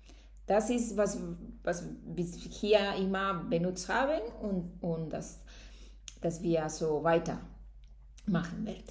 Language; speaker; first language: German; non-native, fluent; Spanish